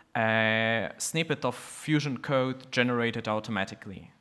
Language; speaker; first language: English; non-native, fluent; Russian